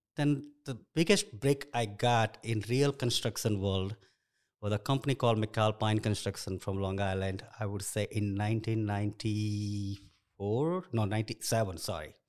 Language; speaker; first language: English; non-native, local second language; Gujarati